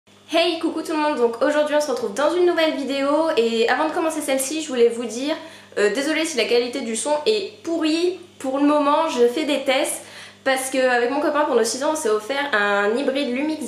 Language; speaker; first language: French; native; French